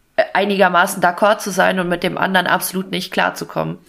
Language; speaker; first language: German; native; German